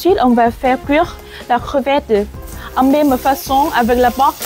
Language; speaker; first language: French; non-native, fluent; Vietnamese